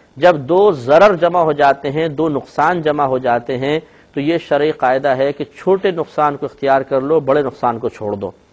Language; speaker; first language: Urdu; native; Urdu